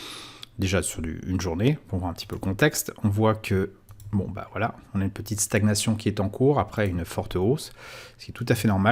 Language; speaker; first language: French; native; French